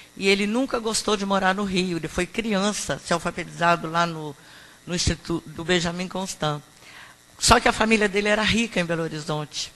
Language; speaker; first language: Portuguese; native; Portuguese